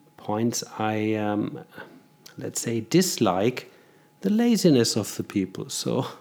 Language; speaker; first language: English; non-native, fluent; German